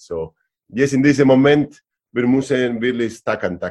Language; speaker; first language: German; non-native, learner; Spanish